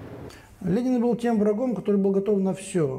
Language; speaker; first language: Russian; native; Russian